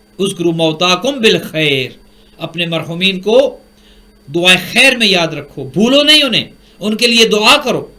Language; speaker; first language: Urdu; native; Urdu